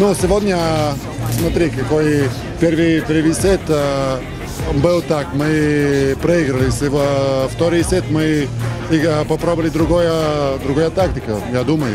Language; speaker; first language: Russian; non-native, fluent; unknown